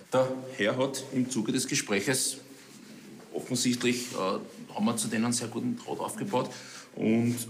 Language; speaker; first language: German; native; German